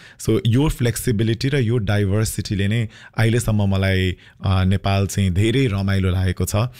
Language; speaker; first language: Nepali; early bilingual, heritage; Nepali